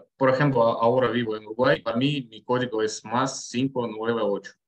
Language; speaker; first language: Spanish; non-native, learner; Russian